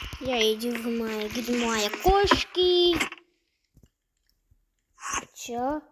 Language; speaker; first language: Russian; non-native, learner; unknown